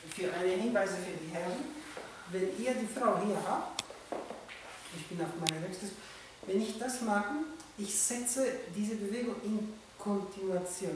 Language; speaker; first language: German; non-native, fluent; Italian